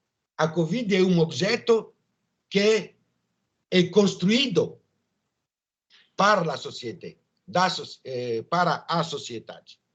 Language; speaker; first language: Portuguese; non-native, learner; French